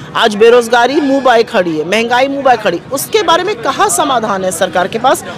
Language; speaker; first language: Hindi; native; Hindi